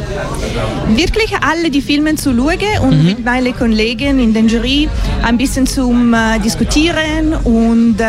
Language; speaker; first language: German; non-native, learner; English